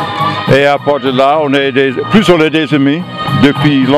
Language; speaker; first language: French; non-native, fluent; English